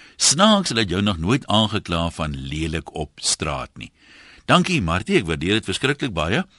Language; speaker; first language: Afrikaans; native; Afrikaans